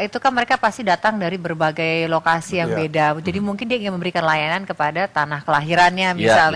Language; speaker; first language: Indonesian; native; Indonesian